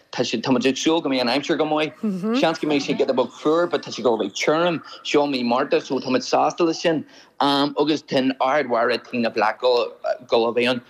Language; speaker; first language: Irish; non-native, local second language; English